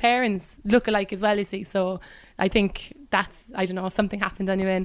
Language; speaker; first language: English; native; English